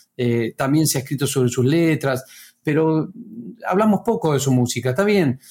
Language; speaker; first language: Spanish; native; Spanish